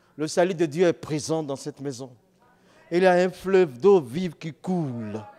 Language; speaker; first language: French; non-native, local second language; Dyula